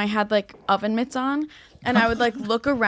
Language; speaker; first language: English; native; English